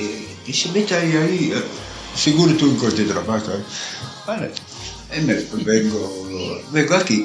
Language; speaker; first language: Spanish; non-native, learner; Italian